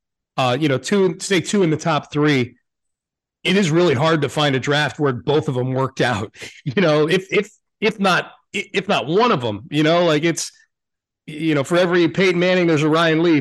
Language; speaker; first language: English; native; English